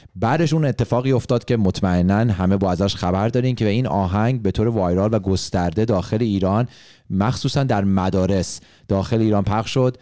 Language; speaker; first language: Persian; early bilingual, heritage; Persian